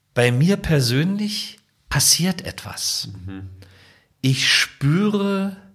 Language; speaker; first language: German; native; German